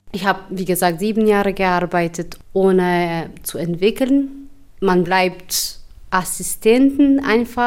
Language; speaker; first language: German; non-native, fluent; Albanian